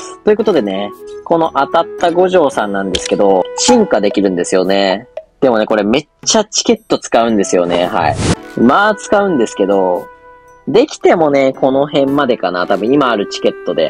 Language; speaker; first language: Japanese; native; Japanese